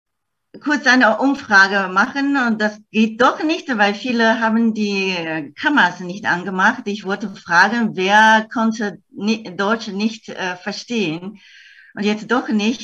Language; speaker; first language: German; non-native, fluent; Chinese